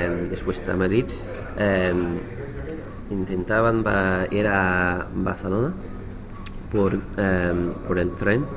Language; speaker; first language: Spanish; non-native, learner; English